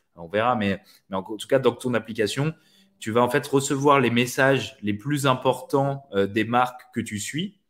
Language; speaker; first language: French; native; French